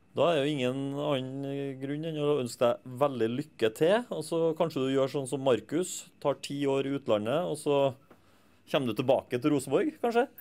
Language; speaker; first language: Norwegian; native; Norwegian